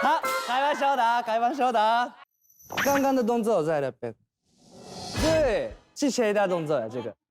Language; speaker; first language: Chinese; non-native, fluent; Thai